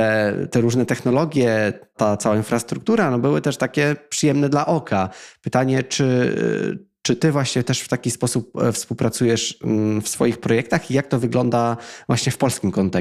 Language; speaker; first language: Polish; native; Polish